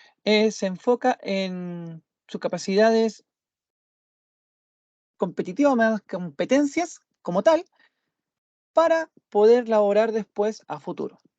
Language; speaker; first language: Spanish; native; Spanish